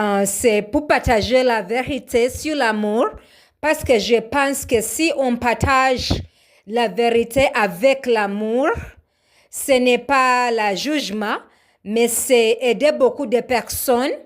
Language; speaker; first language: French; non-native, learner; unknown